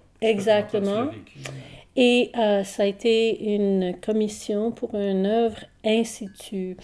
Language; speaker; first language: French; non-native, local second language; English